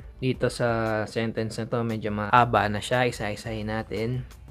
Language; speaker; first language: Filipino; native; Filipino